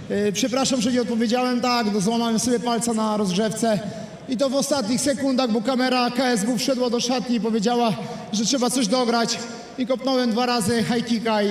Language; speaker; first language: Polish; native; Polish